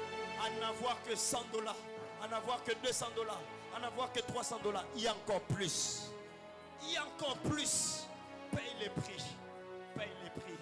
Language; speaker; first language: French; non-native, local second language; Lingala